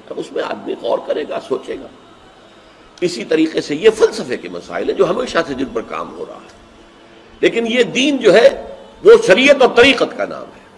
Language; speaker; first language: Urdu; native; Urdu